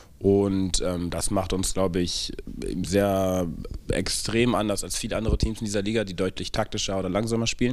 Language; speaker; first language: German; native; German